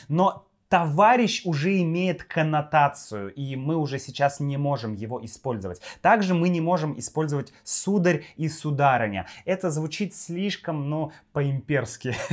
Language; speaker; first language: Russian; native; Russian